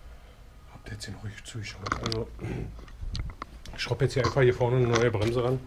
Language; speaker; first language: German; native; German